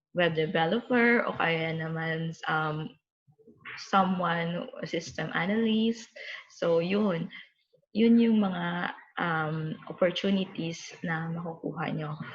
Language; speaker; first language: Filipino; non-native, local second language; Bikol